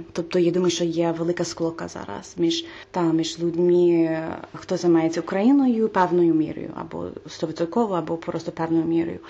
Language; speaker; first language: Ukrainian; non-native, fluent; English